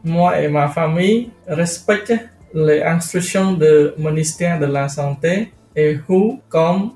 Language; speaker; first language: French; non-native, learner; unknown